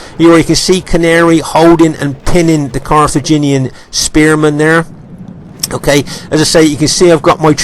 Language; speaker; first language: English; native; English